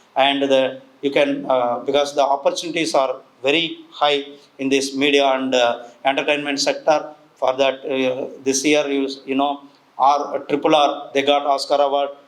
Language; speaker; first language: English; non-native, local second language; Tamil